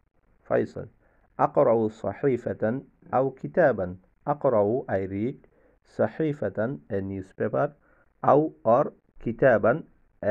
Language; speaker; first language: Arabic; non-native, fluent; Bangla